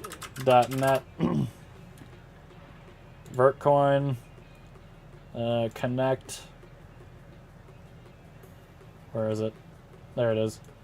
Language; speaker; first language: English; native; English